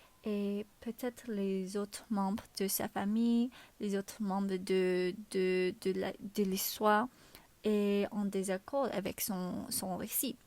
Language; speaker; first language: French; non-native, learner; English